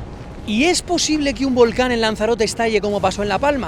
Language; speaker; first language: Spanish; native; Spanish